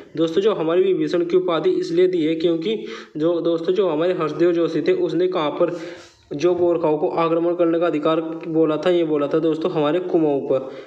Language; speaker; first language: Hindi; native; Hindi